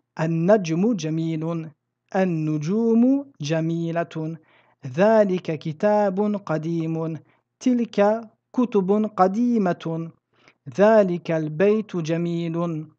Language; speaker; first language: Arabic; non-native, fluent; French